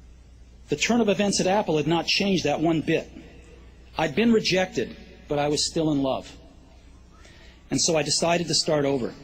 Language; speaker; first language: English; native; English